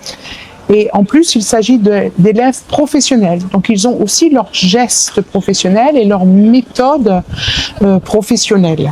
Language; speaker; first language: French; native; French